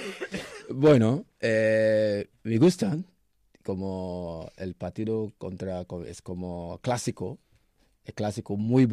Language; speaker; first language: Spanish; non-native, learner; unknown